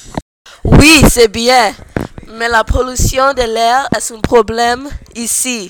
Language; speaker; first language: French; non-native, learner; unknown